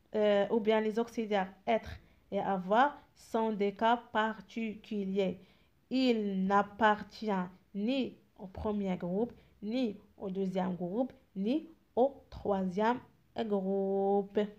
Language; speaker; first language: French; non-native, local second language; Arabic